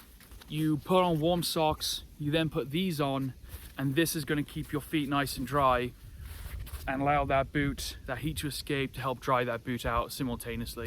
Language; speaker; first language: English; native; English